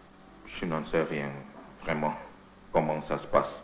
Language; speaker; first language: French; non-native, fluent; Indonesian